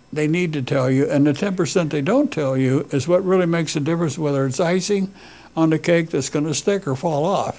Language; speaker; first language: English; native; English